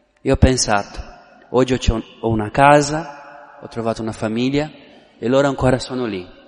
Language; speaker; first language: Italian; non-native, fluent; Portuguese